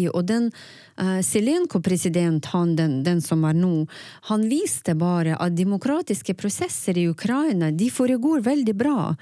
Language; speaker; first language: Norwegian; non-native, fluent; Ukrainian